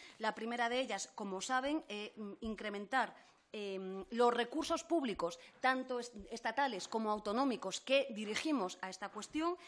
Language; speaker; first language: Spanish; native; Spanish